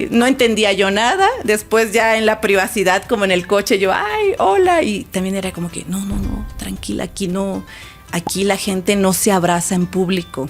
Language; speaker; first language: Spanish; native; Spanish